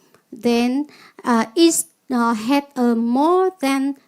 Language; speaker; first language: English; non-native, learner; Vietnamese